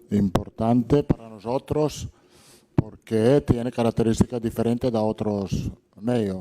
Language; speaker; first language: Spanish; non-native, fluent; Italian